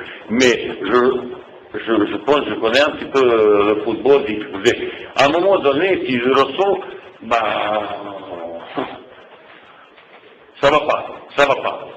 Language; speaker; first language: French; non-native, fluent; Bosnian